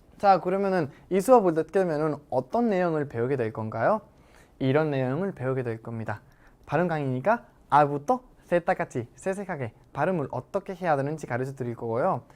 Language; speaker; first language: Korean; non-native, fluent; Spanish